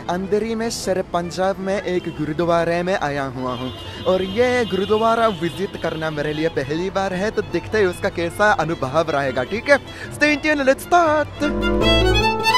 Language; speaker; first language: Hindi; non-native, learner; Japanese